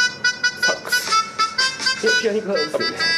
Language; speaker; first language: Japanese; native; Japanese